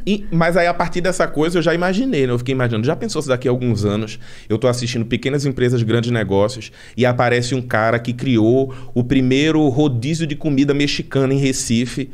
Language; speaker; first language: Portuguese; native; Portuguese